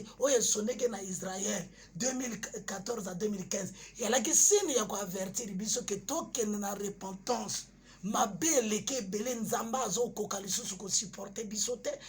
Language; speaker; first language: Lingala; native; Lingala